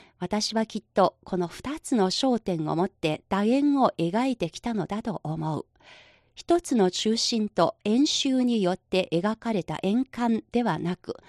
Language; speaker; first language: Japanese; non-native, fluent; Chinese